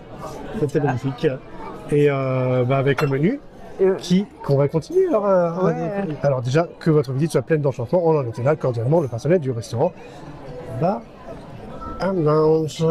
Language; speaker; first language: French; native; French